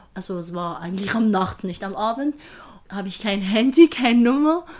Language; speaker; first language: German; non-native, fluent; Arabic